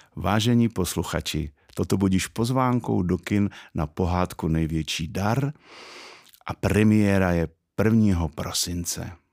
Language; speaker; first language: Czech; native; Czech